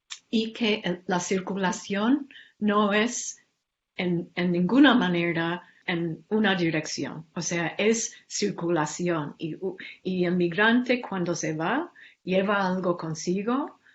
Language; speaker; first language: Spanish; non-native, fluent; English